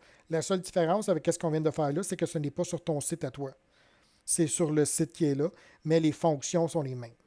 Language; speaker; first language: French; native; French